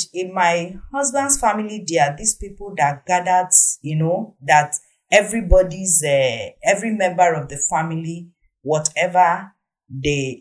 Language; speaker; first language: English; non-native, local second language; Igbo